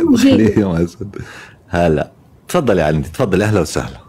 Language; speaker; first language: Arabic; native; Arabic